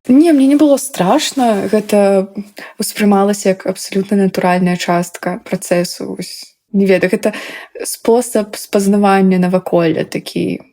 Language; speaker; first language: Belarusian; native; Belarusian